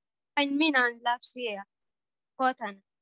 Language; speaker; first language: Finnish; non-native, learner; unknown